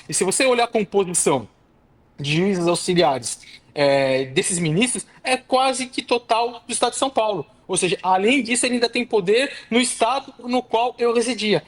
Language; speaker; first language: Portuguese; native; Portuguese